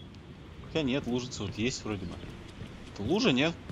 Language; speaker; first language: Russian; native; Russian